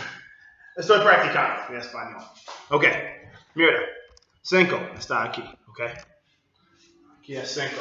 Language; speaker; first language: Spanish; non-native, learner; English